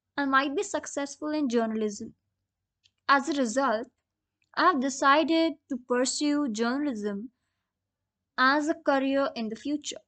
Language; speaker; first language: English; non-native, local second language; Hindi